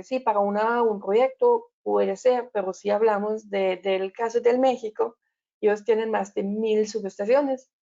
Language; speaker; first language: Spanish; non-native, learner; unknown